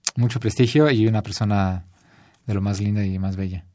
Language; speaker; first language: Spanish; early bilingual, heritage; Spanish